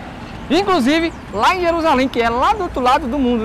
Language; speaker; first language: Portuguese; native; Portuguese